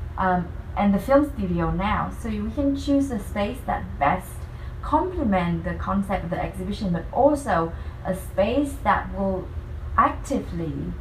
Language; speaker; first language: English; non-native, fluent; Vietnamese